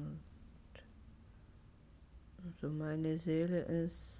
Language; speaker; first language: German; non-native, learner; Russian